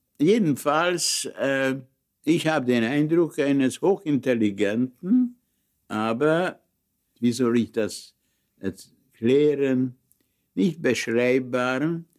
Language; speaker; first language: German; non-native, fluent; Hungarian